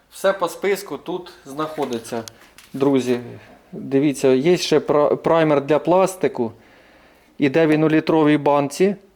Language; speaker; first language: Ukrainian; non-native, local second language; Russian